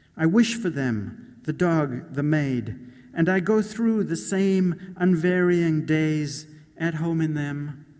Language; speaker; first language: English; native; English